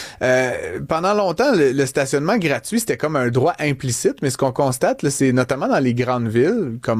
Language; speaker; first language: French; native; French